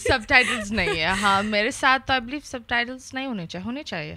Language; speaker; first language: Urdu; non-native, fluent; English